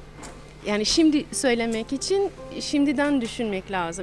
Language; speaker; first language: Turkish; non-native, fluent; English